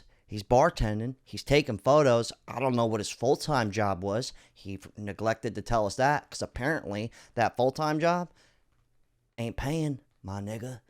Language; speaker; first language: English; native; English